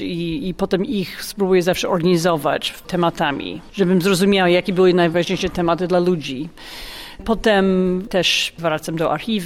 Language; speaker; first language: Polish; non-native, fluent; English